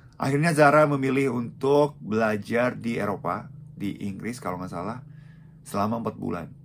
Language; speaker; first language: Indonesian; non-native, fluent; Japanese